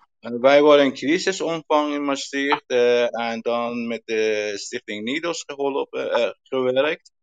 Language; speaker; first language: Dutch; non-native, learner; Persian